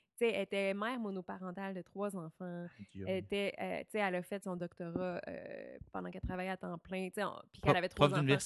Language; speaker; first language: French; native; French